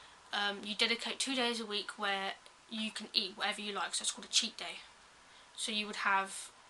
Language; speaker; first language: English; native; English